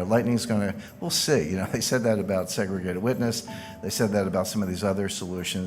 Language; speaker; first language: English; native; English